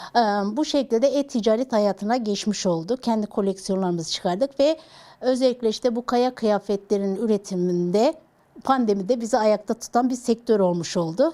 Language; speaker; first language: Turkish; native; Turkish